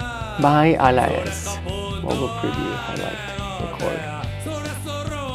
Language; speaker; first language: Basque; non-native, learner; English